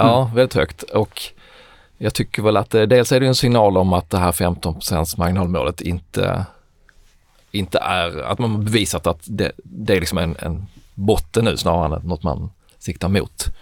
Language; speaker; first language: Swedish; native; Swedish